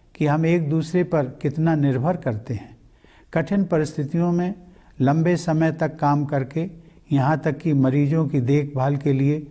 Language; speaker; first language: Hindi; native; Hindi